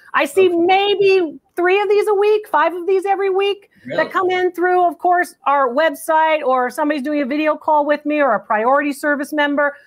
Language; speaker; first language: English; native; English